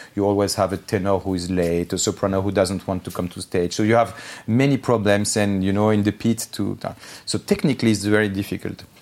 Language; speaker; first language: English; non-native, fluent; Armenian